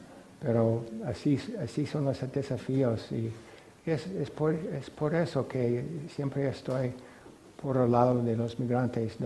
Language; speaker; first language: Spanish; non-native, fluent; English